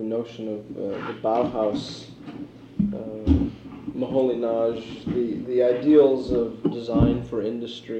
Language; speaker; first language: English; native; English